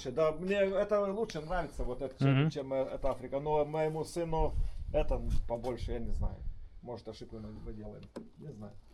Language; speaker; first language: Russian; non-native, learner; Lithuanian